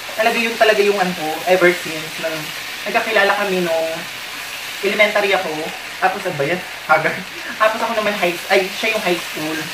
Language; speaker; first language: Filipino; non-native, local second language; Waray